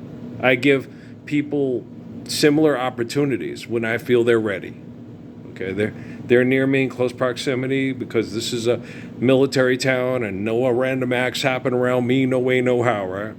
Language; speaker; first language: English; native; English